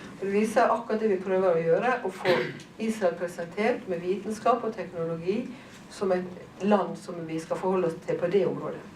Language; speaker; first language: Norwegian; native; Norwegian